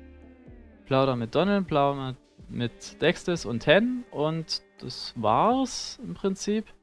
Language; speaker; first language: German; native; German